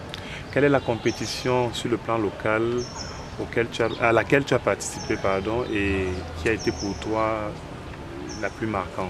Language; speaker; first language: French; native; French